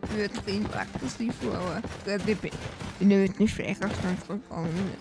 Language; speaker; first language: German; native; German